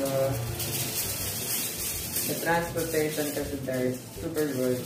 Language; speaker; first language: English; non-native, local second language; Filipino